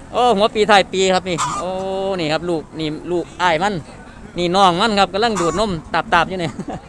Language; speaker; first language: Thai; non-native, local second language; Northeastern Thai